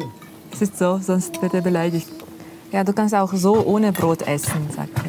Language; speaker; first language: German; non-native, fluent; Kyrgyz